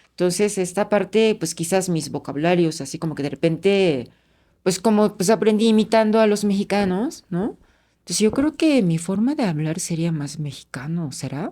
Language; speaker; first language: Spanish; non-native, fluent; Japanese